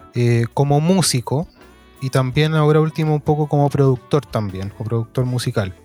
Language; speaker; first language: Spanish; native; Spanish